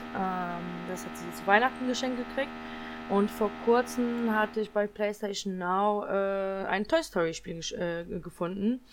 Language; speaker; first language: German; early bilingual, other home language; Polish